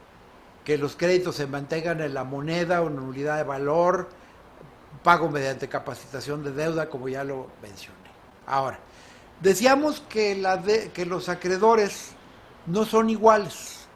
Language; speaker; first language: Spanish; native; Spanish